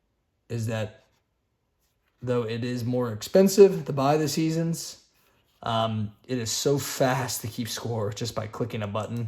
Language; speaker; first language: English; native; English